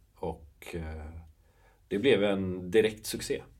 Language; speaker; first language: Swedish; native; Swedish